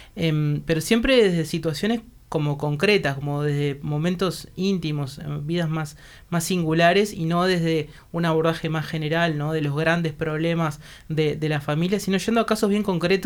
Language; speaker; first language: Spanish; native; Spanish